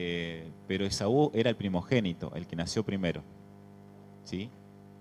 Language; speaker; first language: Spanish; native; Spanish